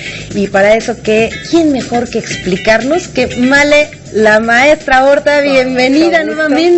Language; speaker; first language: Spanish; native; Spanish